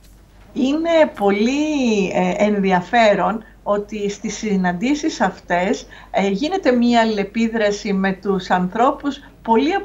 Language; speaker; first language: Greek; native; Greek